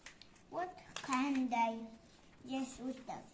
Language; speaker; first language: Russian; non-native, local second language; Kazakh